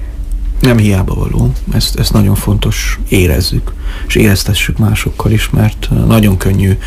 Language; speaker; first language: Hungarian; native; Hungarian